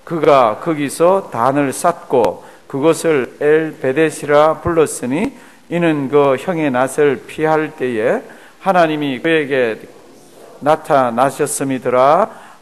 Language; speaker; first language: Korean; native; Korean